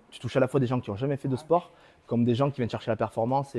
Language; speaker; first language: French; native; French